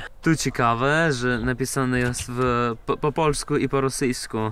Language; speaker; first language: Polish; non-native, learner; Russian